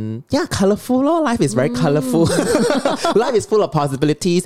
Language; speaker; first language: English; non-native, local second language; Chinese